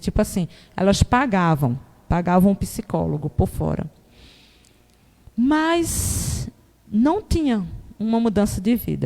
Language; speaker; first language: Portuguese; native; Portuguese